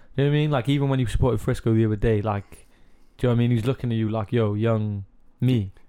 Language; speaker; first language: English; native; English